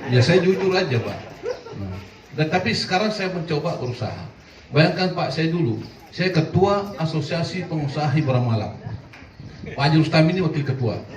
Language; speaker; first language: Indonesian; non-native, local second language; Buginese